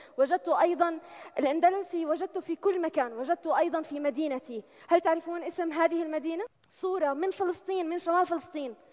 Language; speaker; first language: Arabic; native; Arabic